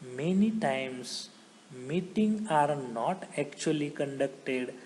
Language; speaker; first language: English; non-native, local second language; Marathi